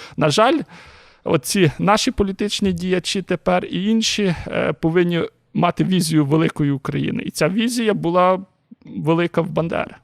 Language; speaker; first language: Ukrainian; native; Ukrainian